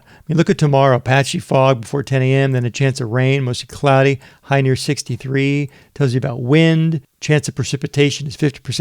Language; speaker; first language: English; native; English